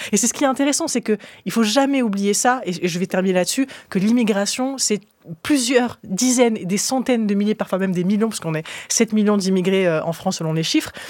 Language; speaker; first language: French; early bilingual, other home language; Arabic